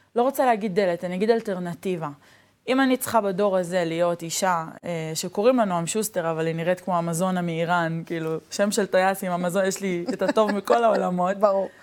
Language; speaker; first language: Hebrew; native; Hebrew